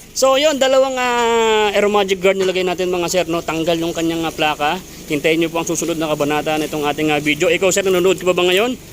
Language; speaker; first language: Filipino; native; Filipino